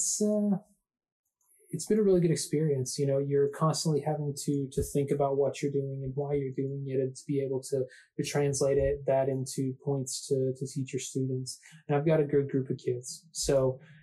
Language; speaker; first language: English; native; English